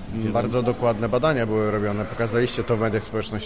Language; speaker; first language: Polish; native; Polish